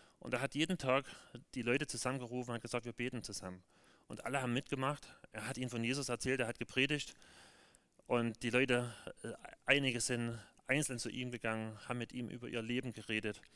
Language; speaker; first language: German; native; German